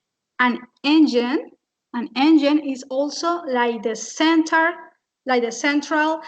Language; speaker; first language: English; non-native, fluent; Spanish